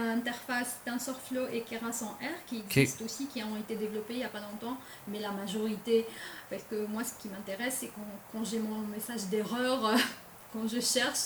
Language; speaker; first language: French; non-native, local second language; Arabic